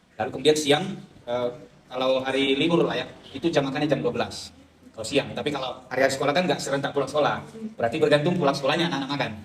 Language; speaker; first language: Indonesian; non-native, local second language; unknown